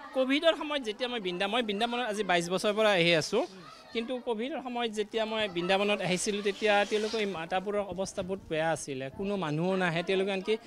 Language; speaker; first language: Assamese; native; Assamese